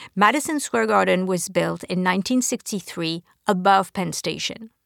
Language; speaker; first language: English; non-native, fluent; French